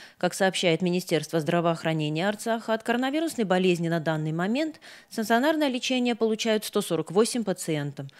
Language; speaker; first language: Russian; non-native, local second language; Armenian